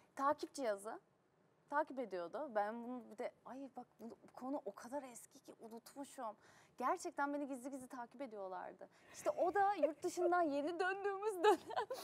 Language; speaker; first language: Turkish; native; Turkish